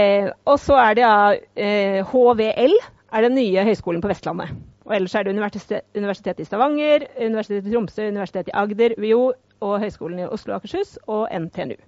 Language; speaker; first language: Norwegian; native; Norwegian